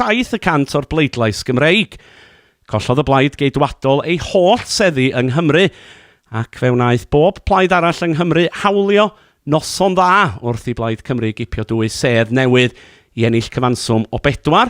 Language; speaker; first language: Welsh; native; Welsh